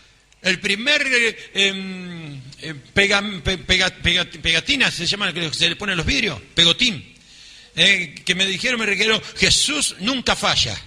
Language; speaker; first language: Spanish; native; Spanish